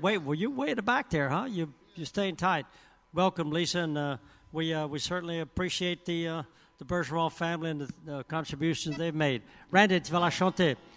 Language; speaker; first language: English; early bilingual, other home language; French